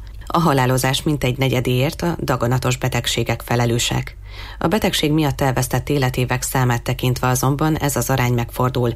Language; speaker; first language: Hungarian; native; Hungarian